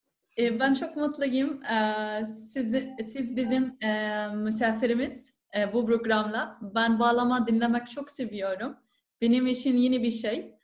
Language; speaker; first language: Turkish; non-native, learner; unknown